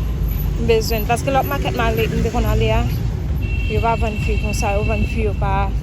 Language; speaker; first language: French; non-native, learner; Haitian Creole